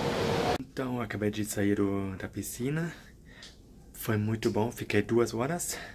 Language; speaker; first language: Portuguese; non-native, fluent; German